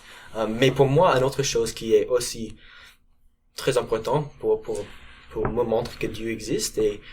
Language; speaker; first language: French; non-native, learner; English